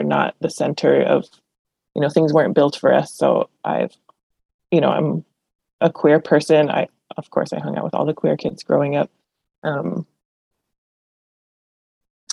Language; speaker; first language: English; early bilingual, other home language; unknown